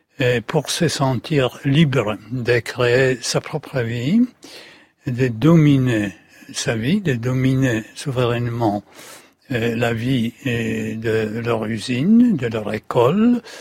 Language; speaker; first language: French; non-native, fluent; Polish